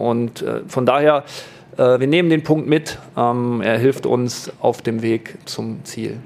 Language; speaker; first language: German; native; German